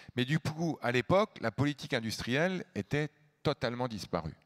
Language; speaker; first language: French; native; French